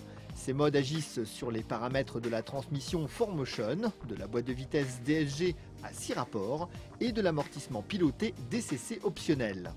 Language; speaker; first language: French; native; French